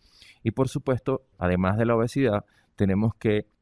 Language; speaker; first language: Spanish; native; Spanish